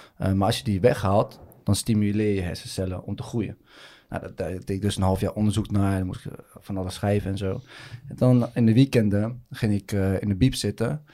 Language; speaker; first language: Dutch; native; Dutch